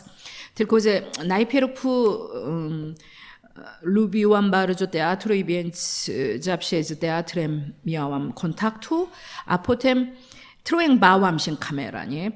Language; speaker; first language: Polish; non-native, learner; Korean